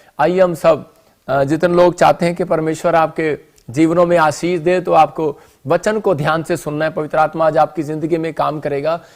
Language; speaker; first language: Hindi; non-native, local second language; Punjabi